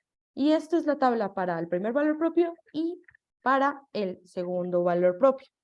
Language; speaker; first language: Spanish; native; Spanish